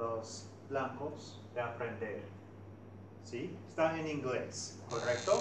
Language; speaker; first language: Spanish; non-native, fluent; English